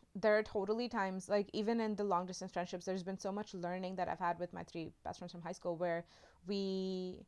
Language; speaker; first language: English; non-native, local second language; Hindi